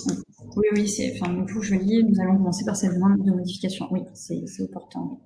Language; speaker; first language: French; native; French